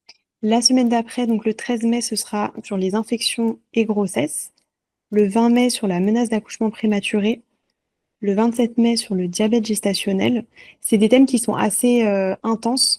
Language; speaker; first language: French; native; French